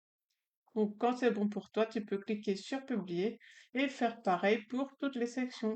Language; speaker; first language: French; native; French